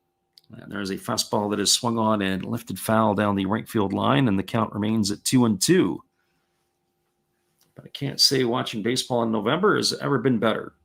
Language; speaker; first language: English; native; English